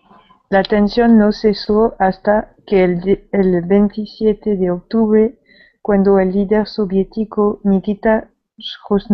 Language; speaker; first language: Spanish; non-native, learner; French